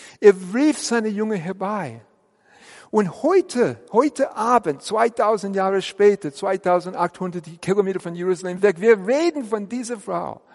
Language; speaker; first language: German; non-native, fluent; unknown